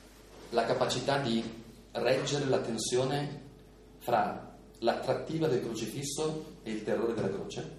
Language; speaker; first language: Italian; native; Italian